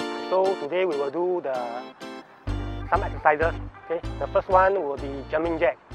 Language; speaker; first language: English; non-native, local second language; Chinese